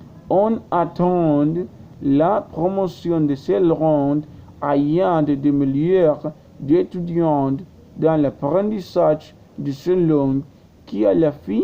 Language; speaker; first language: French; non-native, learner; Spanish